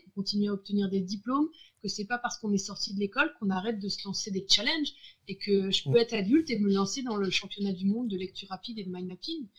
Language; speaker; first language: French; native; French